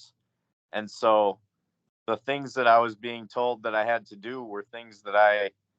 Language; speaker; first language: English; native; English